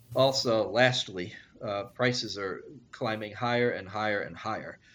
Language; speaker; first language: English; native; English